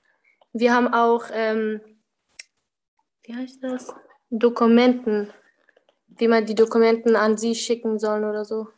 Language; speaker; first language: German; early bilingual, other home language; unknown